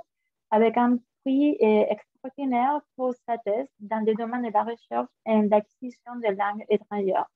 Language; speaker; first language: French; non-native, fluent; Spanish